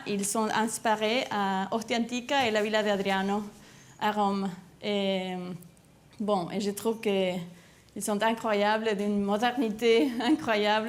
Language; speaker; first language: French; non-native, fluent; Spanish